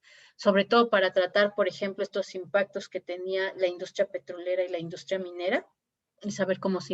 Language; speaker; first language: Spanish; native; Spanish